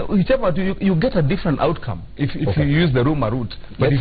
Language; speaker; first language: English; non-native, local second language; Kikuyu